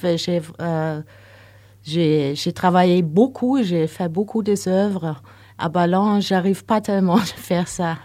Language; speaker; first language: French; non-native, learner; Norwegian